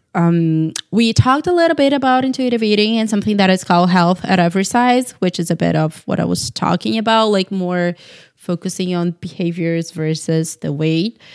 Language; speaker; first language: English; non-native, fluent; Portuguese